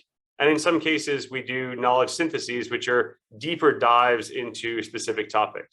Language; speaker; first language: English; native; English